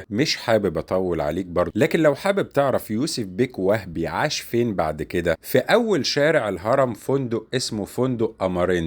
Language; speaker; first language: Arabic; native; Arabic